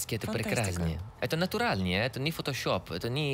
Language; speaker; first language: Russian; non-native, learner; Italian